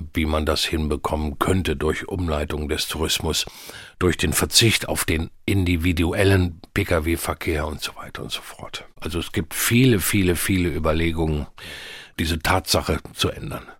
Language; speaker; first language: German; native; German